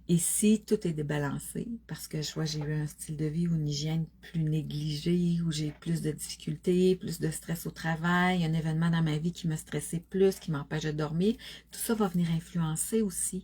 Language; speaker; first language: French; native; French